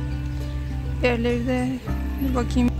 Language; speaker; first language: Turkish; early bilingual, other home language; Arabic